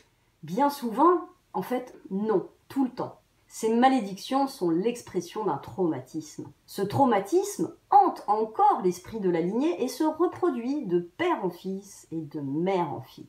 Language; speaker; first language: French; native; French